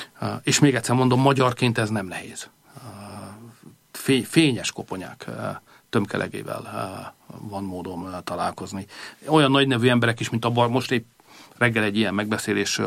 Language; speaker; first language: Hungarian; native; Hungarian